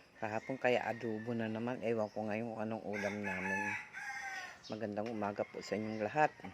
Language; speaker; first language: Filipino; non-native, local second language; Bikol